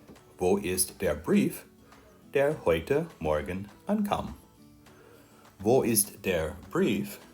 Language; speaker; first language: German; non-native, fluent; English